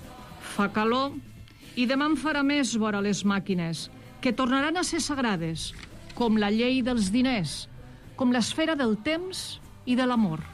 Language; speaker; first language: Catalan; native; Catalan